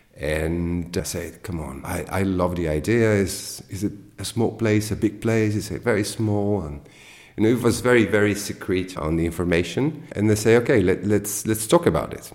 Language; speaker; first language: English; non-native, fluent; Italian